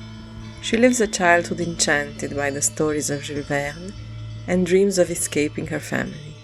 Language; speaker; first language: English; non-native, fluent; French